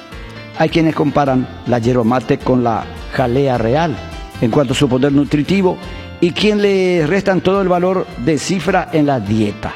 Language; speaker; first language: Spanish; native; Spanish